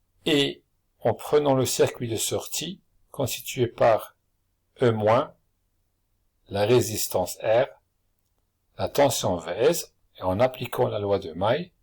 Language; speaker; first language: French; non-native, local second language; Arabic